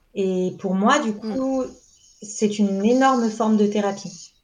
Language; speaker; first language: French; native; French